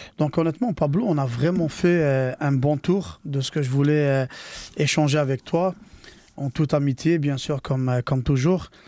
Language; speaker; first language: French; non-native, local second language; Arabic